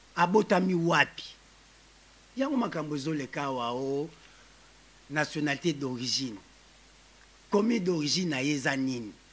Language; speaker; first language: Lingala; native; Lingala